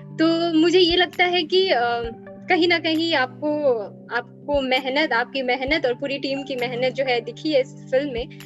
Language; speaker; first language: Hindi; native; Hindi